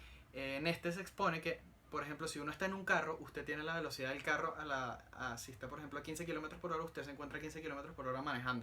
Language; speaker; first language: Spanish; native; Spanish